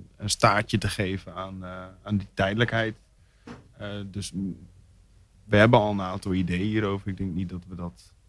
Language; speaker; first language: Dutch; native; Dutch